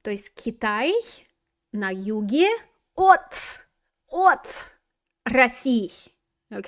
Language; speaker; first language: Russian; non-native, fluent; English